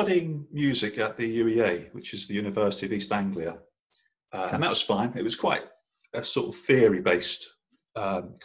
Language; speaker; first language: English; native; English